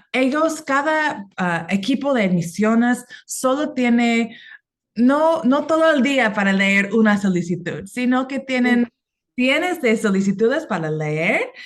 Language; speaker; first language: Spanish; non-native, fluent; English